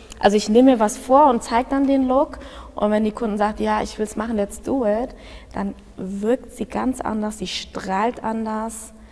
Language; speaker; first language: German; early bilingual, other home language; Tigrinya